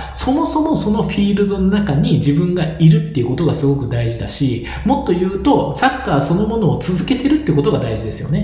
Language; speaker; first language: Japanese; native; Japanese